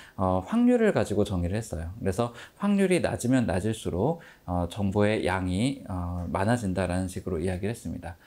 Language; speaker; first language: Korean; native; Korean